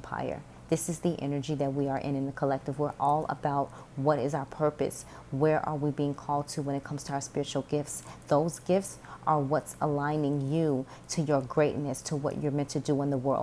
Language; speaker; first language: English; native; English